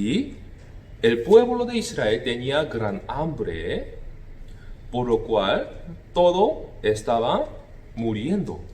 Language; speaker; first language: Spanish; non-native, fluent; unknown